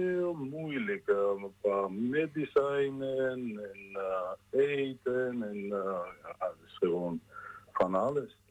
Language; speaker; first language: Dutch; non-native, learner; Georgian